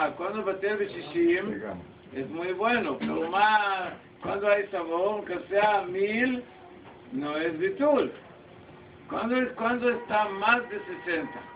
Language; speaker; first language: Portuguese; non-native, learner; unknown